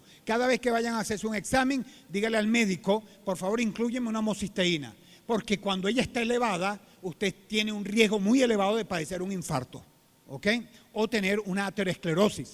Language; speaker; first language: Spanish; native; Spanish